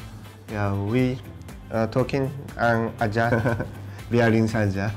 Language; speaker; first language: English; non-native, learner; Japanese